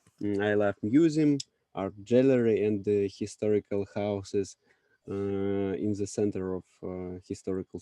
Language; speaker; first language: English; non-native, learner; Russian